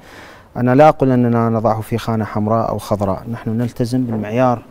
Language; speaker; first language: Arabic; native; Arabic